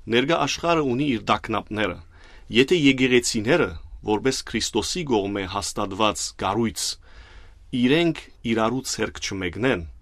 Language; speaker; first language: Armenian; early bilingual, heritage; Armenian